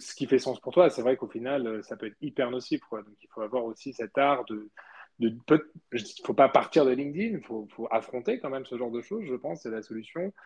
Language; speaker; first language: French; early bilingual, other home language; Spanish